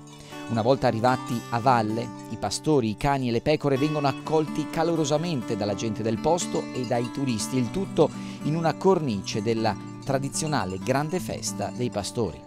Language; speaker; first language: Italian; native; Italian